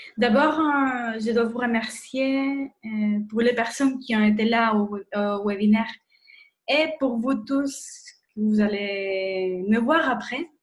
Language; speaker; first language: French; non-native, fluent; Spanish